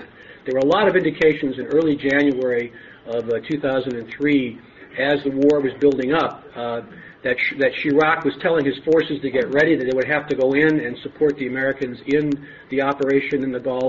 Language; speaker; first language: English; native; English